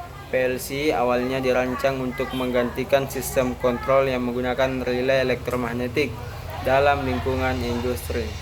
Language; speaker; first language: Indonesian; native; Indonesian